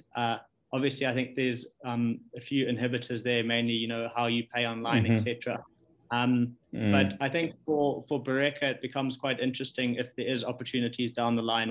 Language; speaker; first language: English; native; English